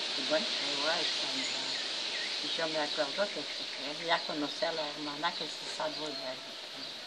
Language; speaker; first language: Spanish; non-native, fluent; French